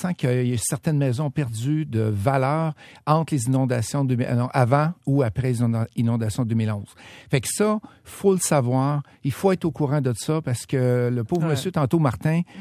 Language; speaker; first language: French; native; French